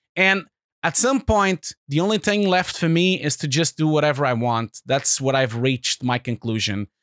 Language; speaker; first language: English; non-native, fluent; Portuguese